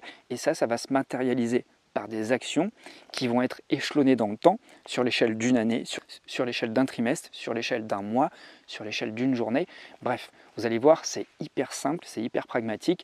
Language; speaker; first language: French; native; French